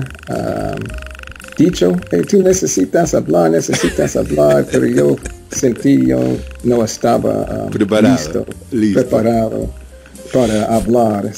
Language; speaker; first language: Spanish; non-native, learner; English